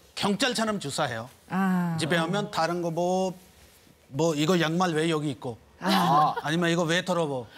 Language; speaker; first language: Korean; non-native, learner; Urdu